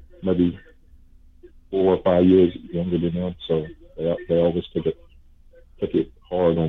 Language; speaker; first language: English; native; English